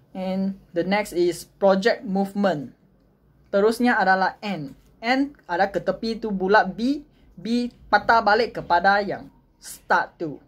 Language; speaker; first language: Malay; non-native, local second language; Chinese